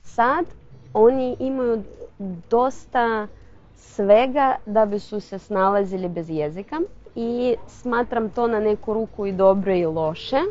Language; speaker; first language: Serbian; non-native, fluent; Russian